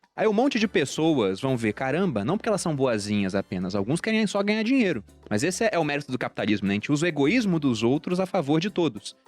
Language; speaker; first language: Portuguese; native; Portuguese